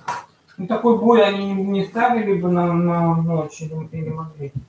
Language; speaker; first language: Russian; native; Russian